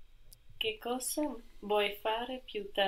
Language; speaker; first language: Italian; non-native, learner; English